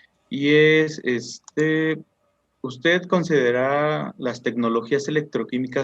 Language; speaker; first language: Spanish; native; Spanish